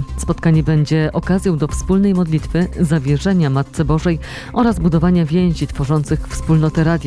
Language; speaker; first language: Polish; native; Polish